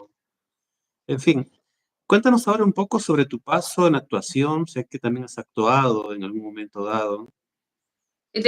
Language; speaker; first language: Spanish; native; Spanish